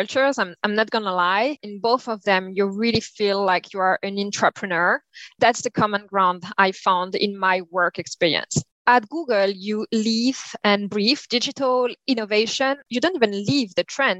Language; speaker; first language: English; non-native, fluent; French